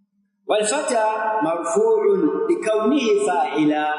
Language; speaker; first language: Arabic; non-native, fluent; Swahili